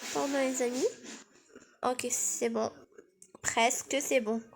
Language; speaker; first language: French; non-native, learner; Arabic